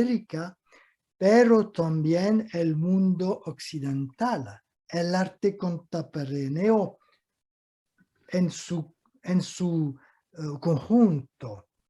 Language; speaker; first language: Spanish; non-native, fluent; French